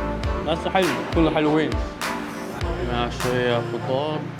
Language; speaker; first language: Arabic; non-native, fluent; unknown